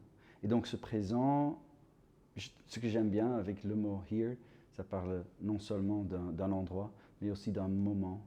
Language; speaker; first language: French; non-native, local second language; Dutch